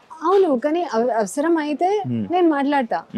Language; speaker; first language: Telugu; non-native, learner; Hindi